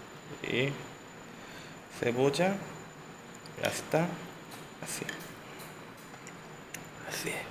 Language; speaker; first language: Spanish; non-native, learner; Korean